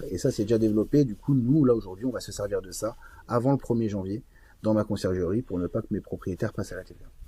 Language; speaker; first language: French; native; French